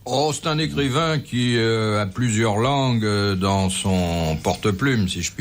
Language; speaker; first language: French; native; French